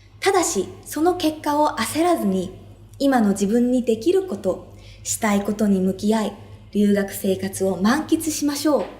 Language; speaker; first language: Japanese; non-native, fluent; Korean